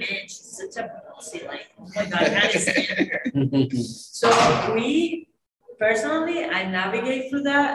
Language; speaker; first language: English; non-native, fluent; Spanish